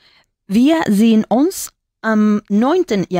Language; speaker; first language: German; non-native, learner; Spanish